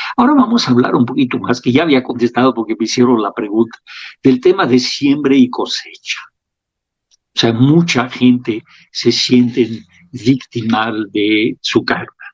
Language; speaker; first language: Spanish; non-native, fluent; French